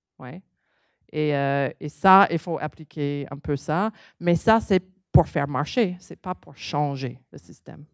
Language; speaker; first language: French; non-native, learner; English